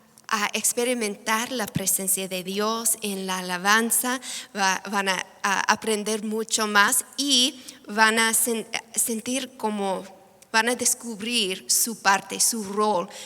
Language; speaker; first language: Spanish; non-native, fluent; English